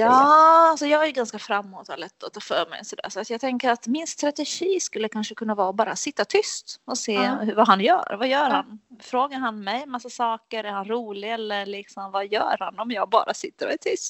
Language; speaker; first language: Swedish; native; Swedish